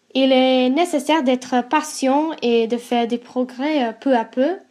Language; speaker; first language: French; non-native, fluent; English